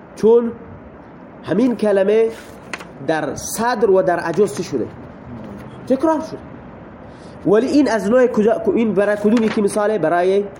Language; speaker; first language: Persian; non-native, local second language; Baluchi